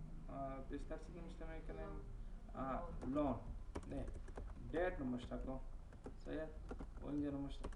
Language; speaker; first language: Persian; non-native, local second language; Pashto